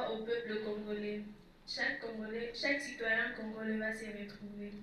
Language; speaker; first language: French; non-native, local second language; Lingala